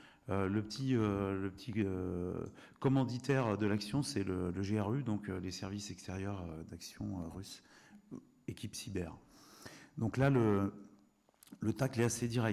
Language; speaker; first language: French; native; French